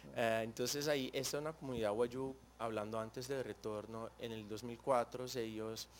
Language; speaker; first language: Spanish; non-native, fluent; Portuguese